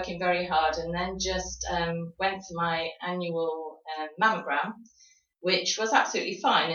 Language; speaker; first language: English; native; English